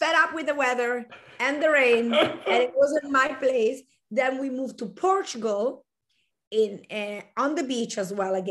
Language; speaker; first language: English; non-native, fluent; Italian